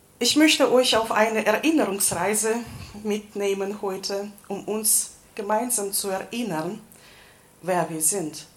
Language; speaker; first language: German; non-native, fluent; Russian